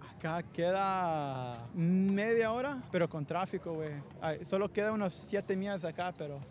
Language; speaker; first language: Spanish; early bilingual, heritage; Spanish